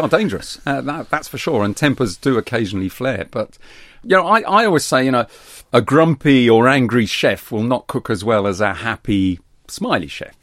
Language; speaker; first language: English; native; English